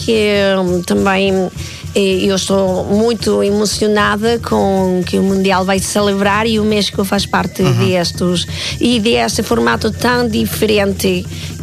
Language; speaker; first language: Portuguese; non-native, fluent; Spanish